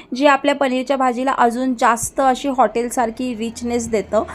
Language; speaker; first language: Marathi; early bilingual, other home language; Hindi